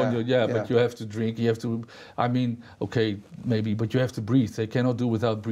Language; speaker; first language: English; non-native, fluent; Dutch